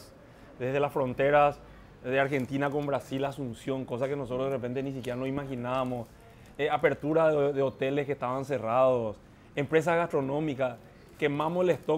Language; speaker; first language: Spanish; native; Spanish